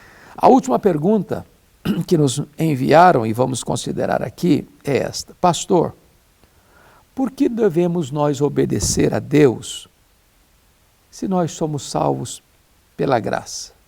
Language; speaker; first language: Portuguese; native; Portuguese